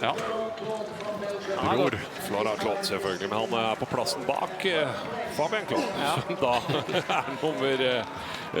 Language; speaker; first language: Norwegian; native; Norwegian